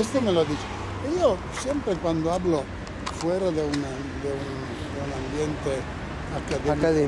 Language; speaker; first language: Spanish; non-native, fluent; Italian